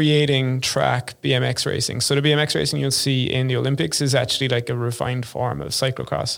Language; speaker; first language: English; native; English